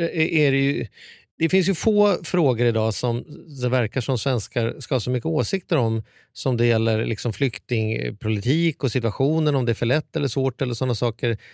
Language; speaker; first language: Swedish; native; Swedish